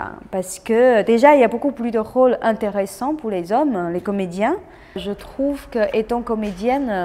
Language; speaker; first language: French; non-native, fluent; Chinese